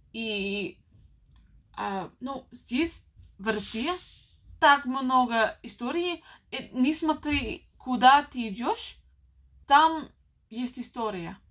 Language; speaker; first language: Russian; non-native, learner; English